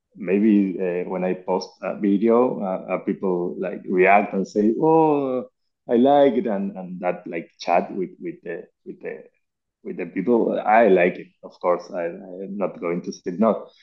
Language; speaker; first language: English; non-native, learner; Spanish